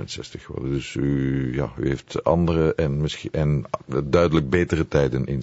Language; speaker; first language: Dutch; native; Dutch